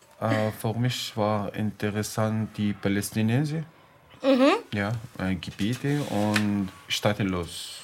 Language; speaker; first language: German; non-native, learner; Arabic